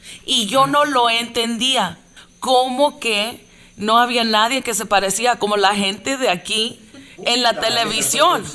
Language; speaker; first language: Spanish; early bilingual, heritage; Spanish